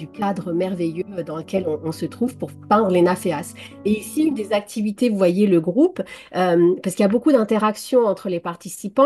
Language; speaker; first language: French; native; French